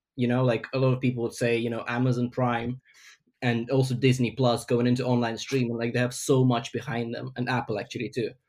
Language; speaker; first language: English; non-native, fluent; Ukrainian